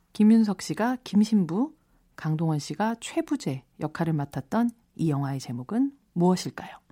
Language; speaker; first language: Korean; native; Korean